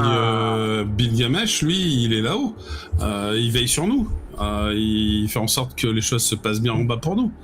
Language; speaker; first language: French; native; French